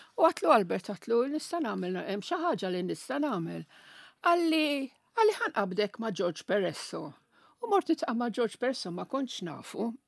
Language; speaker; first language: Maltese; non-native, local second language; Italian